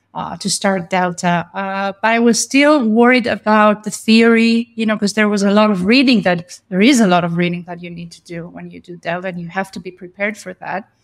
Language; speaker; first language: English; non-native, fluent; Greek